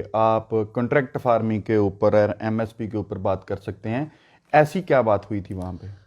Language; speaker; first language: Hindi; non-native, local second language; Punjabi